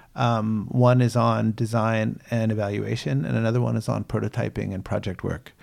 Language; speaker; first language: English; native; English